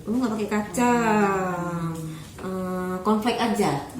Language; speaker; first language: Indonesian; native; Indonesian